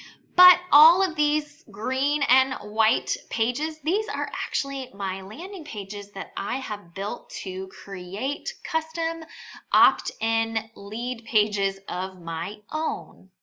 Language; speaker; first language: English; native; English